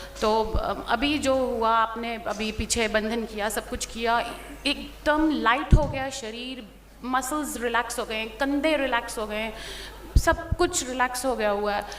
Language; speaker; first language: Hindi; native; Hindi